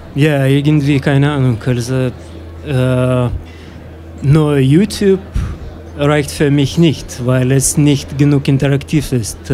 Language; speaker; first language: German; non-native, fluent; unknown